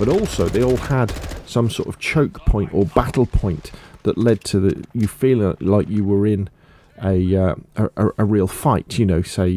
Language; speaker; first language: English; native; English